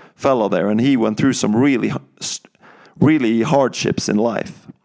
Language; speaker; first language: English; non-native, fluent; Norwegian